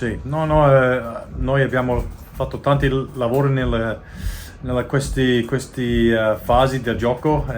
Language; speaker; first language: Italian; non-native, learner; English